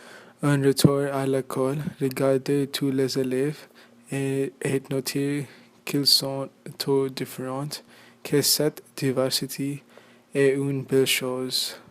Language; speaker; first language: French; non-native, learner; English